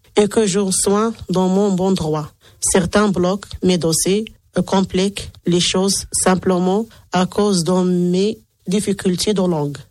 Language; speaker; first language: French; non-native, local second language; Arabic